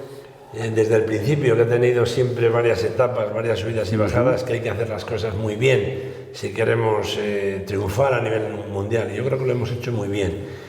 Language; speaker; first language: Spanish; native; Spanish